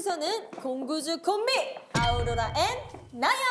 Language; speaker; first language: Korean; native; Korean